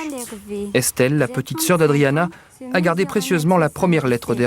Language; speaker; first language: French; native; French